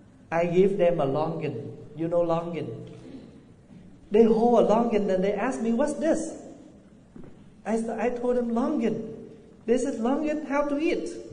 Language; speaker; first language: English; non-native, fluent; Vietnamese